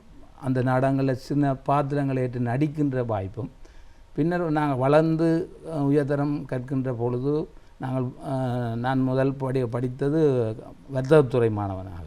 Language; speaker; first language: Tamil; native; Tamil